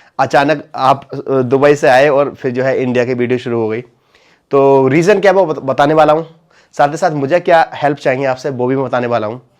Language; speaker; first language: Hindi; native; Hindi